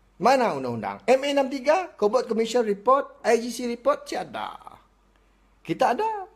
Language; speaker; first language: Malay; non-native, local second language; Iban